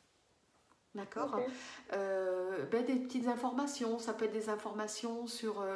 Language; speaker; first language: French; native; French